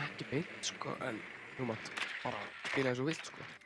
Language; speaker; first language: Icelandic; native; Icelandic